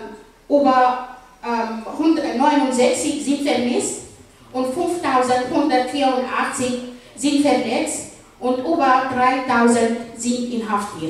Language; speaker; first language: German; non-native, fluent; Arabic